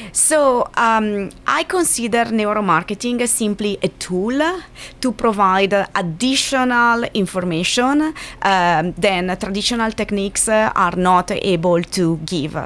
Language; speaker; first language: English; non-native, fluent; Italian